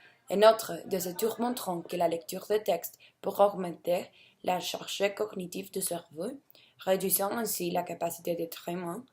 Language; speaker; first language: French; non-native, learner; Spanish